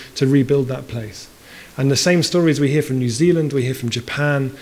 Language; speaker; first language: English; native; English